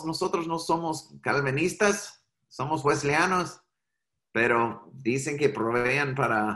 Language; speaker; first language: Spanish; non-native, fluent; English